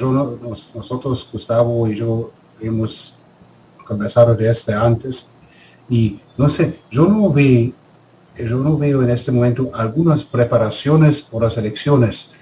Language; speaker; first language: Spanish; non-native, fluent; German